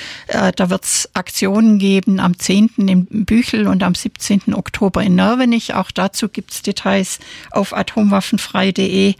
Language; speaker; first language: German; native; German